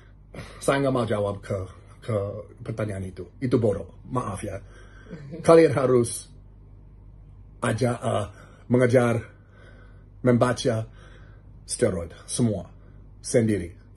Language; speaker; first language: Indonesian; non-native, learner; English